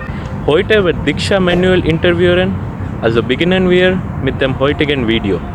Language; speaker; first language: German; non-native, fluent; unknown